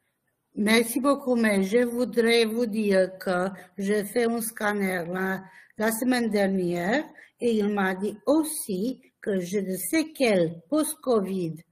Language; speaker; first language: French; non-native, fluent; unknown